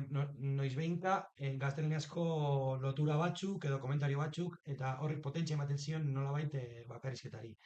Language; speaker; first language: Basque; non-native, local second language; Spanish